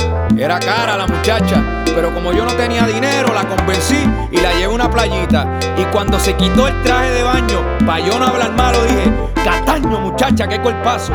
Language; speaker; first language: Spanish; native; Spanish